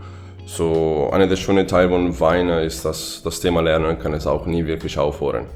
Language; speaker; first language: German; non-native, fluent; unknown